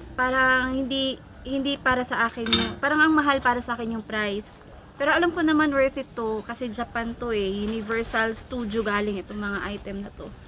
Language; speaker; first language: Filipino; non-native, local second language; Cebuano